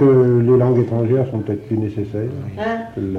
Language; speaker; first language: French; native; French